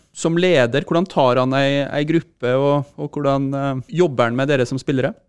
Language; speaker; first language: Norwegian; native; Norwegian